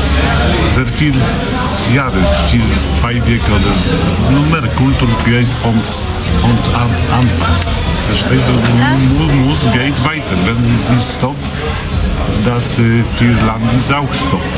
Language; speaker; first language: German; non-native, learner; Polish